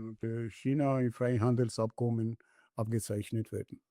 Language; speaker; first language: German; non-native, learner; Georgian